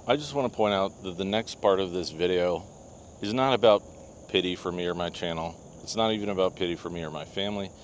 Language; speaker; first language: English; native; English